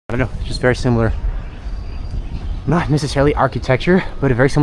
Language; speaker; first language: English; non-native, fluent; Portuguese